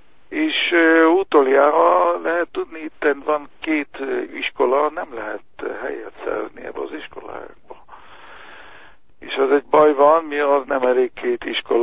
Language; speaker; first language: Hungarian; early bilingual, heritage; Hungarian